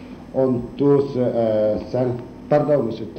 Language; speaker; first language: French; non-native, learner; Italian